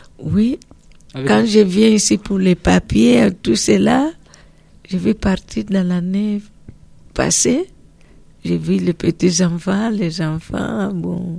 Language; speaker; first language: French; non-native, learner; Portuguese